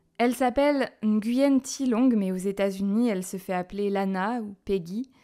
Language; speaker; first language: French; native; French